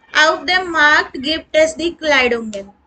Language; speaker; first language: German; non-native, learner; Hindi